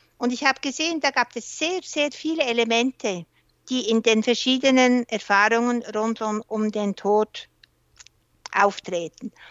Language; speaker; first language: German; non-native, local second language; French